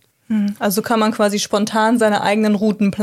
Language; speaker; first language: German; native; German